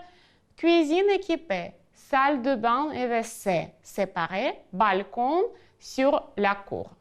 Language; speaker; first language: French; non-native, fluent; Ukrainian